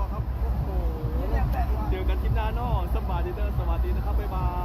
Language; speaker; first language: Thai; native; Thai